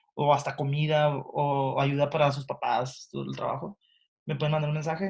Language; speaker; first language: Spanish; early bilingual, heritage; Spanish